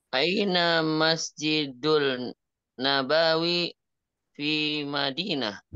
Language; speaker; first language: Arabic; non-native, learner; Indonesian